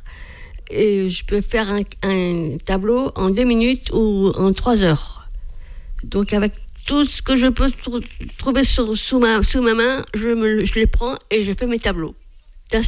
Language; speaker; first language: French; native; French